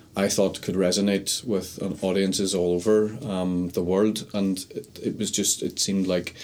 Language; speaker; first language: English; native; English